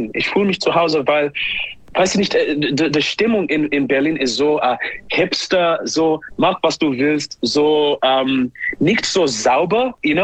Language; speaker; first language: German; non-native, learner; English